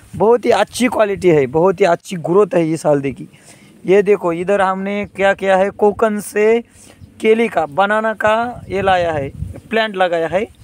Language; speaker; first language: Hindi; non-native, local second language; Marathi